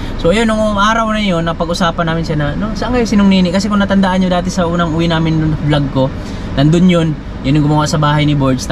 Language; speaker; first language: Filipino; non-native, local second language; Cebuano